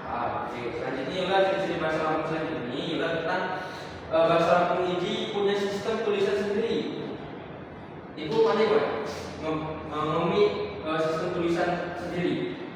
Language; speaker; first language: Indonesian; native; Indonesian